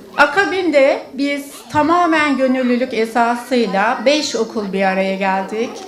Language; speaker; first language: Turkish; native; Turkish